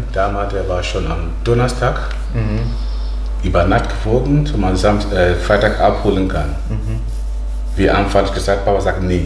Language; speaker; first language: German; non-native, learner; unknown